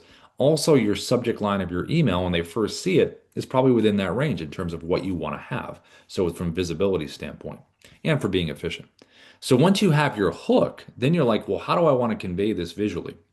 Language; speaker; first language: English; native; English